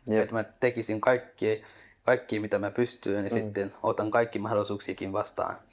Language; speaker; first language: Finnish; non-native, fluent; Somali